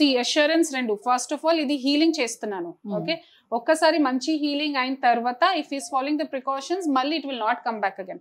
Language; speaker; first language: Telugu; non-native, fluent; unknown